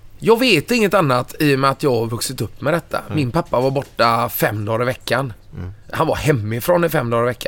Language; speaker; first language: Swedish; native; Swedish